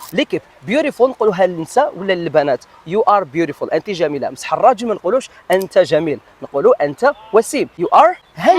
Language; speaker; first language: Arabic; native; Arabic